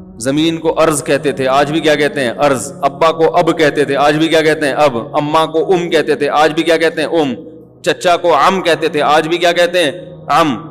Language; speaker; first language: Urdu; native; Urdu